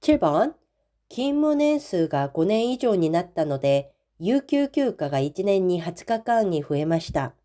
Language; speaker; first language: Japanese; non-native, fluent; Korean